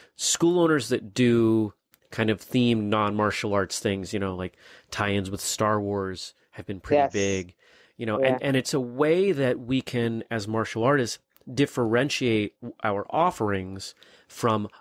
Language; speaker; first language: English; native; English